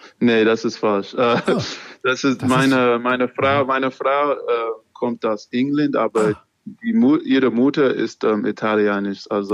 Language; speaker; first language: German; non-native, learner; English